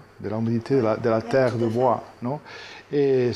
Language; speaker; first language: French; non-native, fluent; Catalan